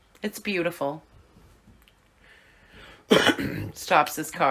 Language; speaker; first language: English; native; English